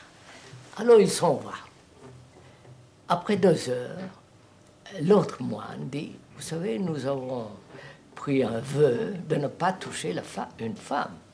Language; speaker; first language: French; non-native, fluent; Telugu